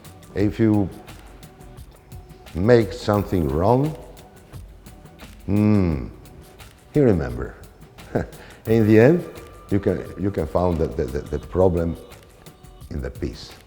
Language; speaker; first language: English; non-native, fluent; Italian